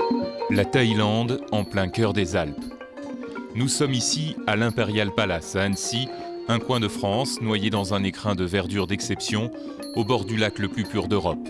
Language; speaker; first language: French; native; French